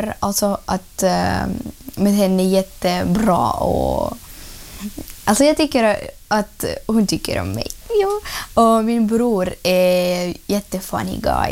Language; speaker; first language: Swedish; non-native, learner; Russian